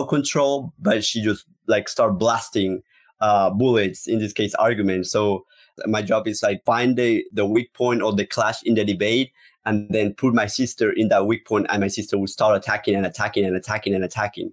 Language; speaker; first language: English; non-native, fluent; Spanish